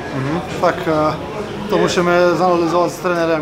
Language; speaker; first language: Polish; non-native, learner; Croatian